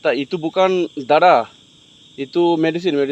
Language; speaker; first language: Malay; non-native, learner; Bangla